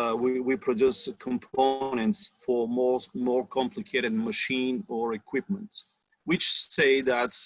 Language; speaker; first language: English; non-native, fluent; Bulgarian